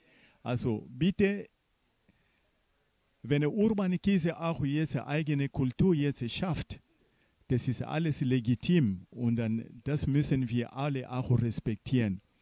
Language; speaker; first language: German; non-native, fluent; Portuguese